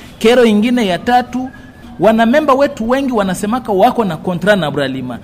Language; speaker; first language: Swahili; native; Swahili